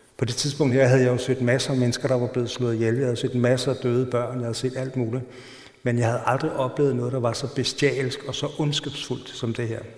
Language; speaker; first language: Danish; native; Danish